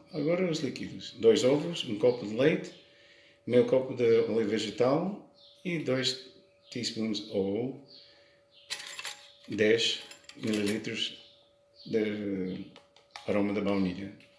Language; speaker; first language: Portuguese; early bilingual, heritage; Portuguese